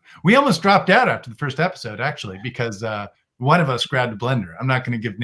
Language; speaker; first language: English; native; English